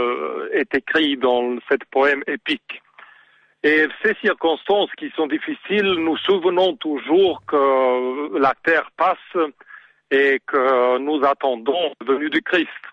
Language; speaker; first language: French; non-native, learner; Serbian